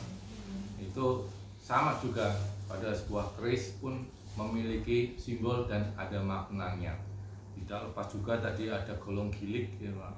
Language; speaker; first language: Indonesian; native; Indonesian